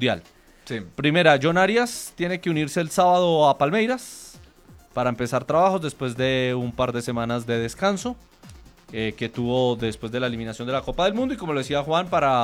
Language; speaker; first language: Spanish; native; Spanish